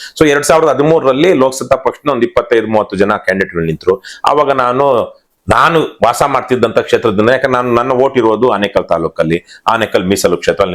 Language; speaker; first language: Kannada; native; Kannada